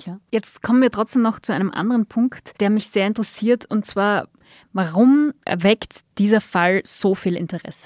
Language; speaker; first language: German; native; German